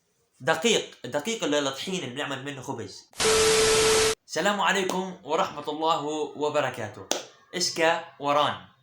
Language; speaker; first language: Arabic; early bilingual, other home language; Somali